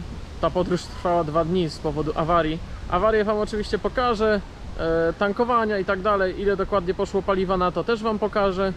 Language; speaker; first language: Polish; native; Polish